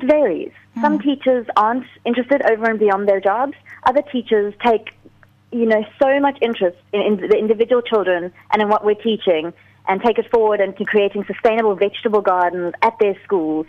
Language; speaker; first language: English; native; English